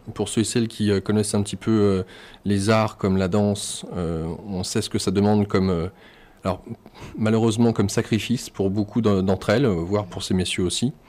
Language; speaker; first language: French; native; French